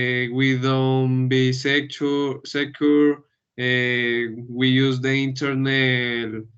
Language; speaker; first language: English; non-native, learner; Spanish